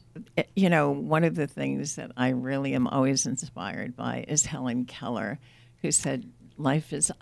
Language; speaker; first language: English; native; English